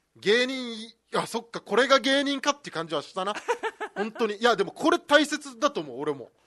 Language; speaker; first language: Japanese; native; Japanese